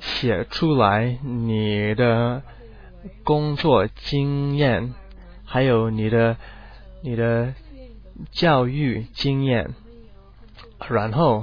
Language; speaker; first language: Chinese; non-native, learner; English